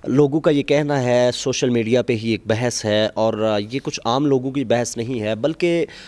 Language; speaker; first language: Urdu; non-native, local second language; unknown